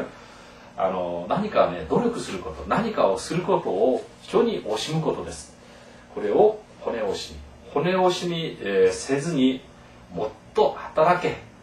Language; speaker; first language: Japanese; non-native, fluent; Korean